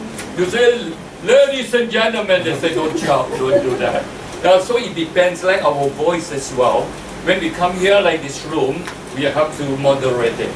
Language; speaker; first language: English; non-native, fluent; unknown